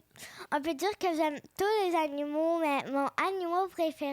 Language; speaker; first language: French; early bilingual, other home language; Ukrainian